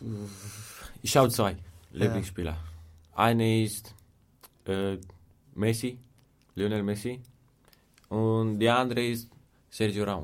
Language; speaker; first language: German; non-native, learner; Romanian